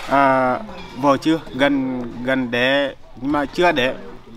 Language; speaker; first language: Vietnamese; non-native, learner; Portuguese